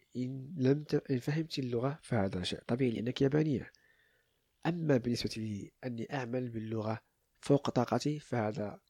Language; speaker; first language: Arabic; native; Arabic